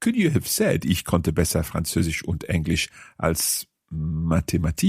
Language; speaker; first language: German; non-native, fluent; English